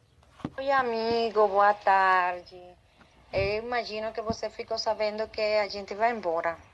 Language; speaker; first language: Portuguese; non-native, learner; Spanish